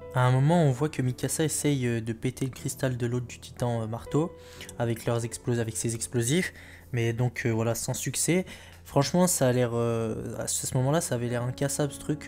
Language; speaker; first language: French; native; French